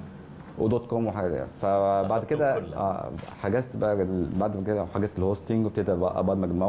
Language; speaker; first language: Arabic; native; Arabic